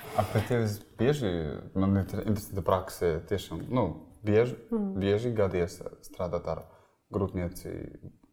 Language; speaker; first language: Latvian; non-native, local second language; Russian